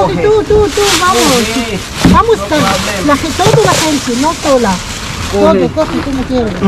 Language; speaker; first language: Spanish; non-native, learner; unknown